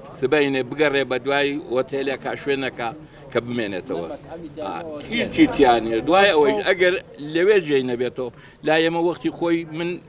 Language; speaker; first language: Central Kurdish; non-native, local second language; Gurani